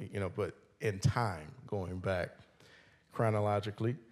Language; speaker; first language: English; native; English